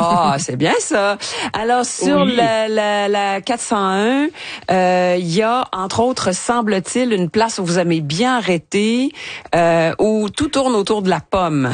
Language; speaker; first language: French; native; French